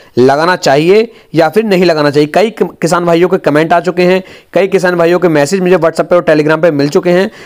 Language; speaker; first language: Hindi; native; Hindi